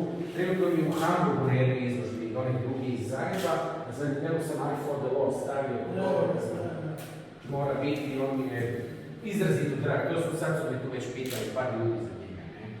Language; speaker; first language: Croatian; native; Croatian